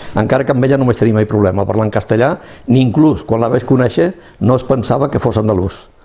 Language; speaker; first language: Catalan; non-native, local second language; Spanish